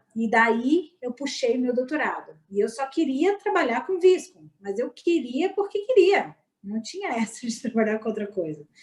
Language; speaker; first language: Portuguese; native; Portuguese